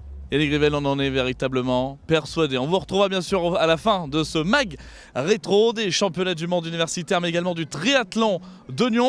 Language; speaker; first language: French; native; French